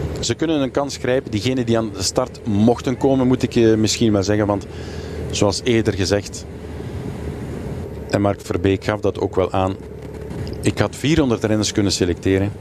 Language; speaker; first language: Dutch; native; Dutch